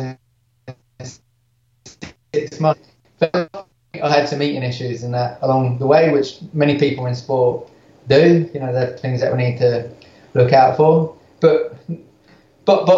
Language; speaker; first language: English; native; English